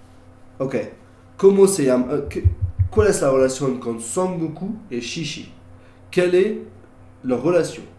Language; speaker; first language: Spanish; non-native, learner; French